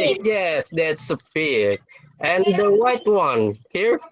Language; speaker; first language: English; non-native, fluent; Indonesian